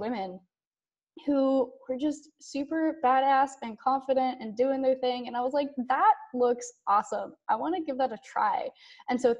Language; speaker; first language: English; native; English